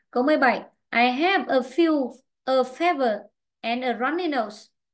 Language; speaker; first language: English; non-native, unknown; Vietnamese